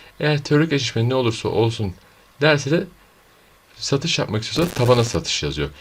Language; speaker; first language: Turkish; native; Turkish